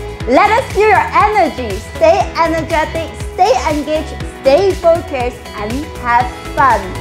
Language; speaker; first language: English; non-native, local second language; Chinese